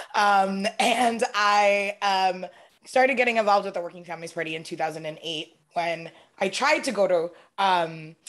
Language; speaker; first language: English; native; English